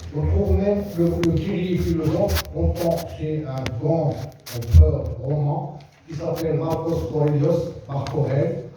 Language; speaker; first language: French; non-native, local second language; Arabic